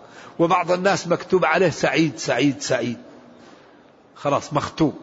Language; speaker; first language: Arabic; native; Arabic